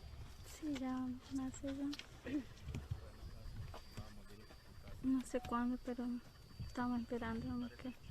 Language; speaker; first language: Spanish; non-native, local second language; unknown